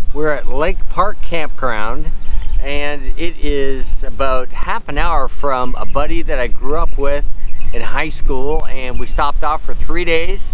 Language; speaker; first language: English; native; English